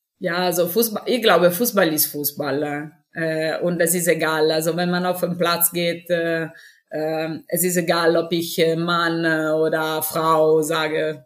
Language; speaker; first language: German; non-native, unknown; Italian